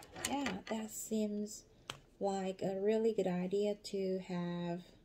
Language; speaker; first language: English; non-native, learner; Korean